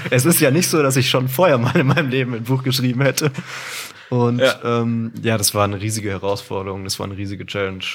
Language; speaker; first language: German; native; German